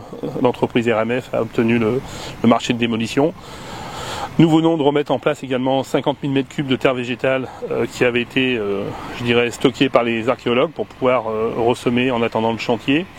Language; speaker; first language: French; native; French